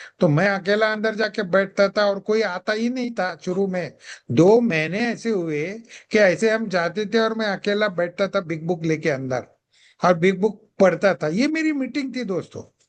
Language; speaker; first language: Hindi; non-native, local second language; Marathi